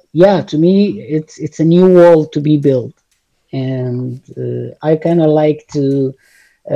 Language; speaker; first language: English; non-native, fluent; Arabic